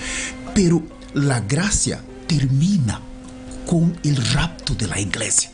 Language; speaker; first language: Spanish; non-native, learner; Portuguese